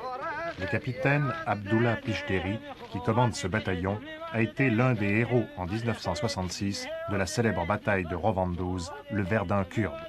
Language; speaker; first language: French; native; French